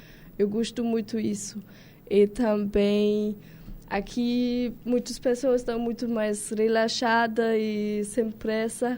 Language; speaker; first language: Portuguese; non-native, learner; German